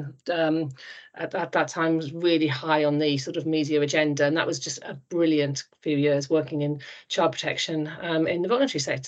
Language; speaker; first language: English; native; English